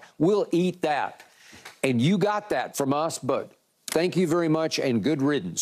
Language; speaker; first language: English; native; English